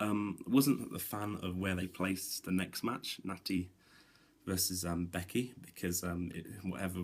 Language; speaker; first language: English; native; English